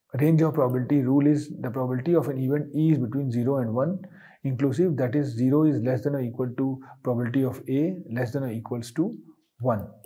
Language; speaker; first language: English; non-native, local second language; Hindi